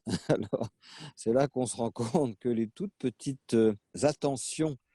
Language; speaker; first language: French; native; French